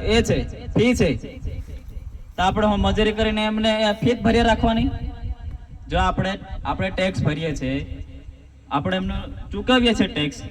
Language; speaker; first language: Gujarati; non-native, local second language; Rathawi